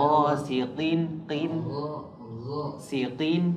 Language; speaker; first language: Arabic; native; Arabic